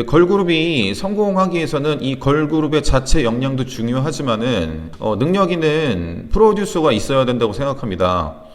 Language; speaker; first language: Korean; native; Korean